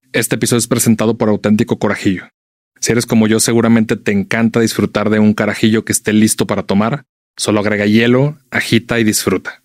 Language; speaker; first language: Spanish; native; Spanish